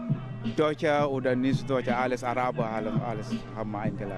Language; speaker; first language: German; non-native, learner; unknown